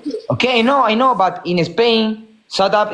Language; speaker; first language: English; non-native, learner; Spanish